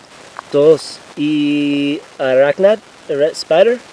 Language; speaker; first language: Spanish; non-native, learner; English